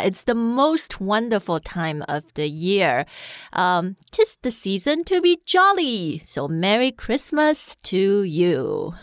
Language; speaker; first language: English; non-native, fluent; Chinese